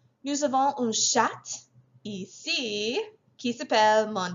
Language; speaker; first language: French; non-native, fluent; English